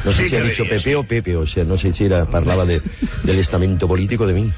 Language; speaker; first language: Catalan; non-native, local second language; Spanish